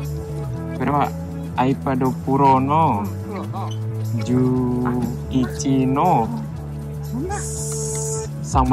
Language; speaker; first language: Japanese; non-native, fluent; Indonesian